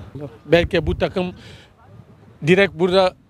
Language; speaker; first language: Turkish; non-native, learner; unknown